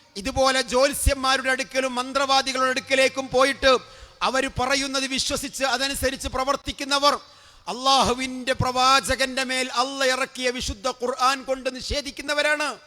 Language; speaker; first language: Malayalam; native; Malayalam